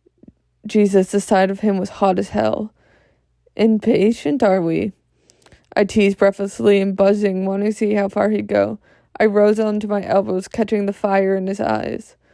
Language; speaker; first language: English; native; English